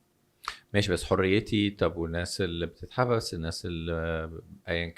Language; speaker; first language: Arabic; native; Arabic